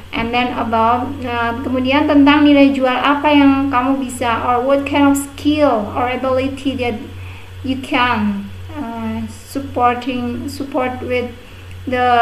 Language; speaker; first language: English; non-native, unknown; Indonesian